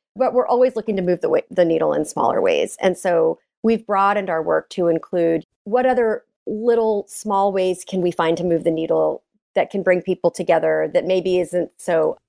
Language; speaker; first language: English; native; English